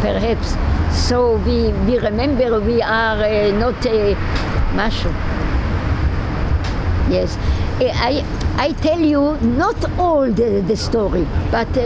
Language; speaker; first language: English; non-native, learner; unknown